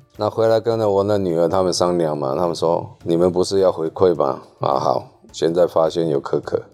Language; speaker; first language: Chinese; native; Chinese